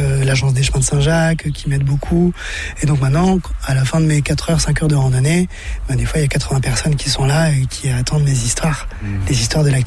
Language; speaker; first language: French; native; French